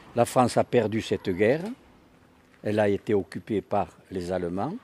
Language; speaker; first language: French; native; French